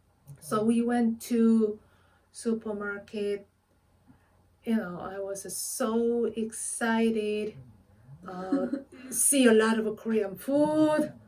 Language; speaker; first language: English; non-native, fluent; Korean